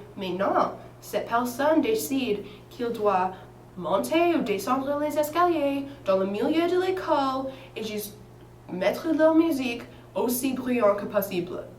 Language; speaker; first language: French; non-native, fluent; English